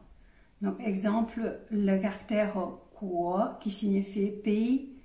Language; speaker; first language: French; non-native, fluent; Chinese